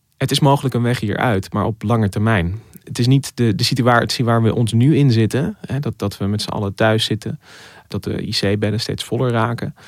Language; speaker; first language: Dutch; native; Dutch